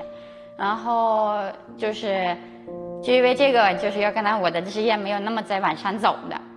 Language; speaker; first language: Chinese; non-native, fluent; Ukrainian